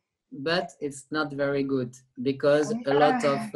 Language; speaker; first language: English; non-native, learner; French